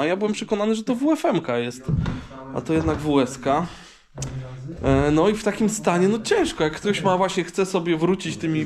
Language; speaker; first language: Polish; native; Polish